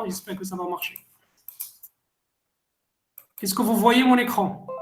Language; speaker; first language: French; non-native, local second language; Arabic